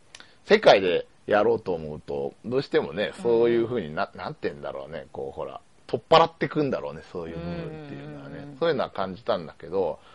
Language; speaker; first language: Japanese; native; Japanese